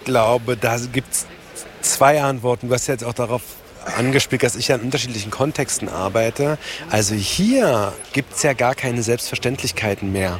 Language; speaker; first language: German; native; German